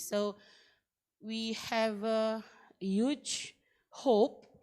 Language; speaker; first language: English; non-native, learner; Indonesian